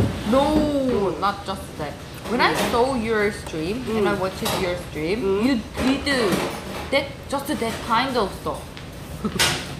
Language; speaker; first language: English; non-native, learner; Korean